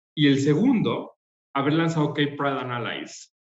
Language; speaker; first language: Spanish; native; Spanish